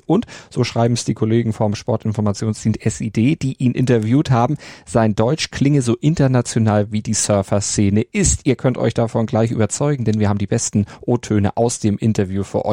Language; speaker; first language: German; native; German